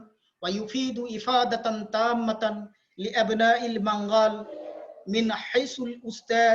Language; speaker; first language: Arabic; non-native, fluent; Bangla